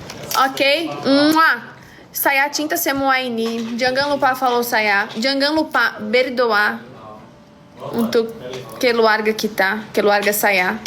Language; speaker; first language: Indonesian; non-native, learner; Portuguese